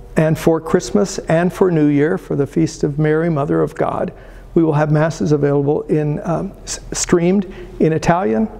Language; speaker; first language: English; early bilingual, other home language; Italian